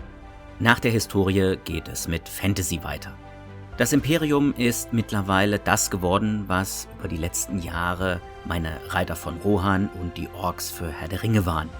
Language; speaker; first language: German; native; German